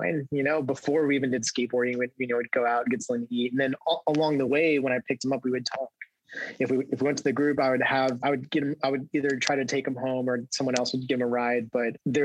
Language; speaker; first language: English; native; English